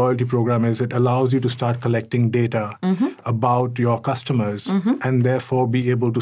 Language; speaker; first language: English; non-native, local second language; Hindi